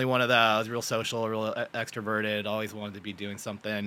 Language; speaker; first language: English; native; English